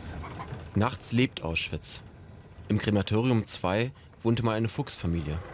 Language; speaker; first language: German; native; German